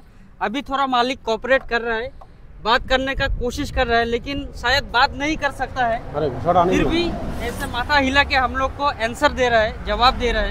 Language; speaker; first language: Hindi; non-native, local second language; Bangla